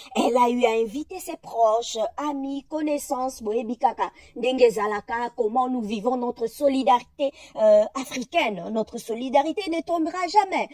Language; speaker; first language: French; non-native, local second language; Lingala